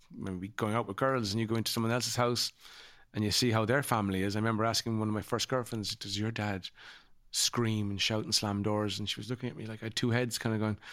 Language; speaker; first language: English; native; English